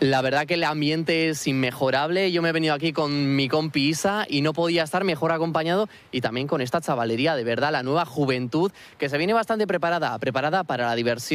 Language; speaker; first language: Spanish; native; Spanish